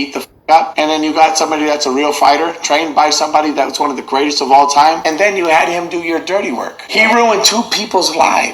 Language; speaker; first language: English; native; English